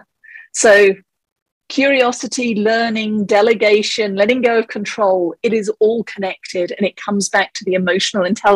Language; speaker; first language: English; native; English